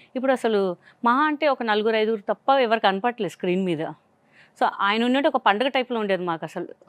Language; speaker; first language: Telugu; non-native, local second language; Hindi